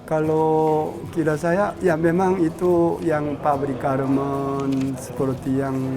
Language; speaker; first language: Indonesian; non-native, learner; Korean